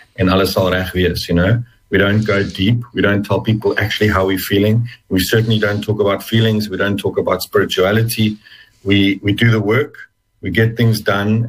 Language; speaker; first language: English; native; English